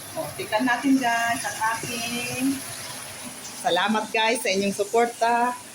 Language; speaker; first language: Filipino; native; Filipino